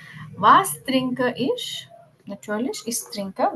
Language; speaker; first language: German; non-native, fluent; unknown